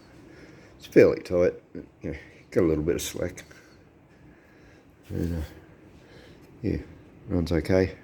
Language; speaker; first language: English; native; English